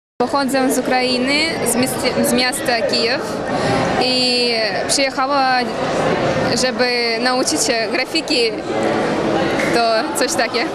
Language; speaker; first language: Polish; non-native, learner; Ukrainian